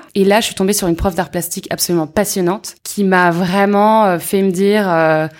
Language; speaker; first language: French; native; French